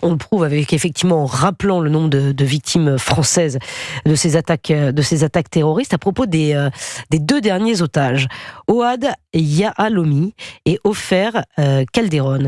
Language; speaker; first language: French; native; French